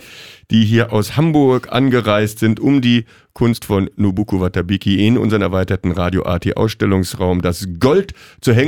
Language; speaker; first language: German; native; German